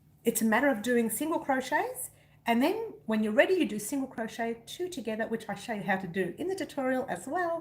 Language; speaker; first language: English; native; English